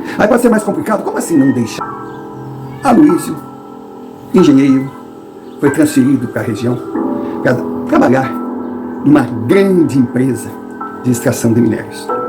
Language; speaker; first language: Portuguese; non-native, fluent; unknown